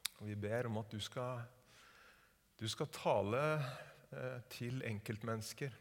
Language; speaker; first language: Norwegian; native; Norwegian